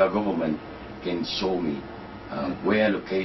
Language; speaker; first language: English; non-native, learner; Vietnamese